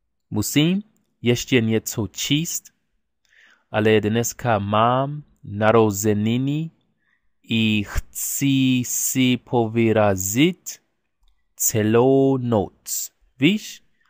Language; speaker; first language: Czech; non-native, learner; English